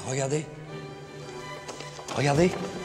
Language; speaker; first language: French; native; French